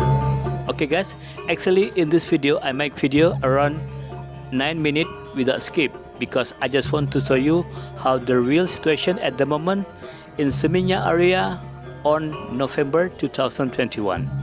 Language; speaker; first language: English; non-native, learner; Indonesian